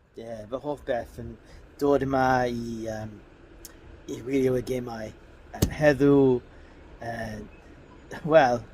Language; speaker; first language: Welsh; non-native, learner; English